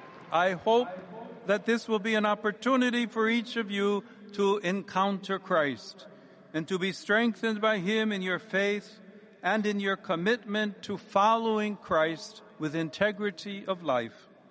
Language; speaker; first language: English; native; English